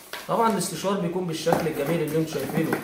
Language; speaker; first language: Arabic; native; Arabic